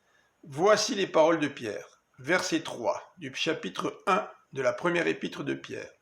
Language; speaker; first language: French; native; French